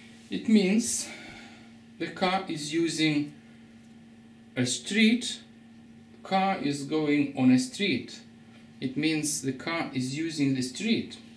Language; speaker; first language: English; non-native, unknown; Lithuanian